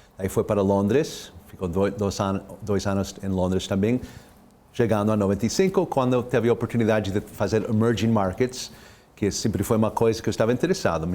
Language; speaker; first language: Portuguese; non-native, fluent; English